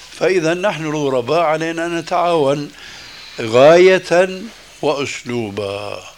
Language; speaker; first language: Arabic; early bilingual, other home language; Albanian